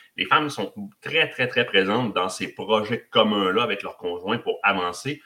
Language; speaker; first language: French; native; French